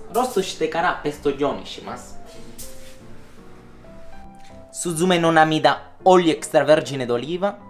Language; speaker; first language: Japanese; non-native, fluent; Italian